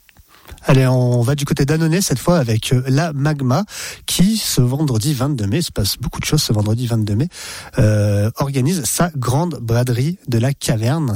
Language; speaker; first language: French; native; French